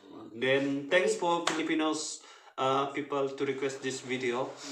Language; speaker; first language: English; non-native, local second language; Malay